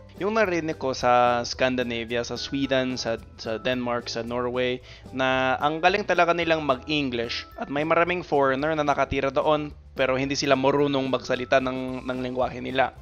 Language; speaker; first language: Filipino; non-native, fluent; English